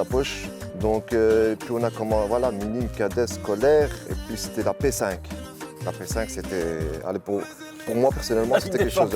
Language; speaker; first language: French; native; French